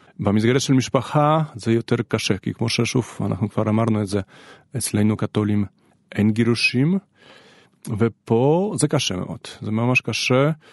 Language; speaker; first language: Hebrew; non-native, fluent; Polish